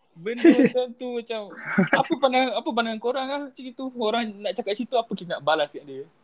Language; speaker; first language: Malay; native; Malay